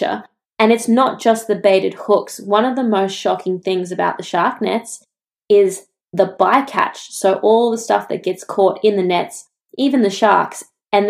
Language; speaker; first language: English; native; English